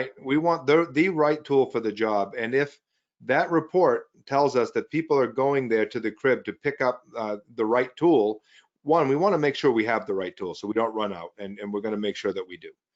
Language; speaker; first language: English; native; English